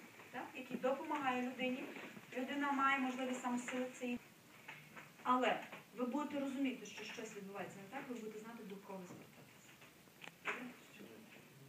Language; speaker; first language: Ukrainian; native; Ukrainian